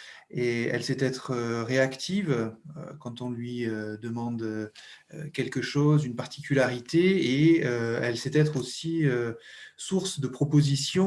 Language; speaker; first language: French; native; French